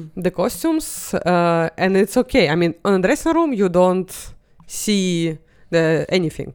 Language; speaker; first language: English; non-native, fluent; Russian